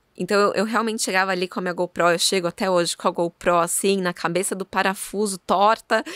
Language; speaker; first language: Portuguese; native; Portuguese